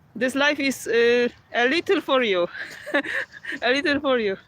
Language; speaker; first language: English; non-native, learner; Polish